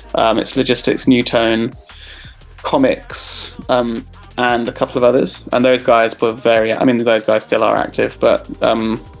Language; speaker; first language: English; native; English